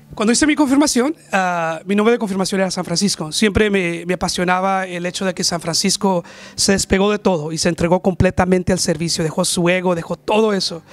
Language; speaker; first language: Spanish; early bilingual, heritage; Spanish